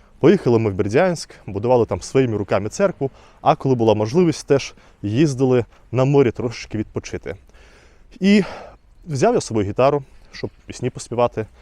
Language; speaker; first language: Ukrainian; non-native, fluent; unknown